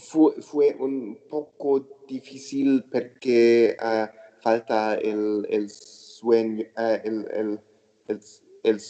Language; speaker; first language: Spanish; non-native, learner; German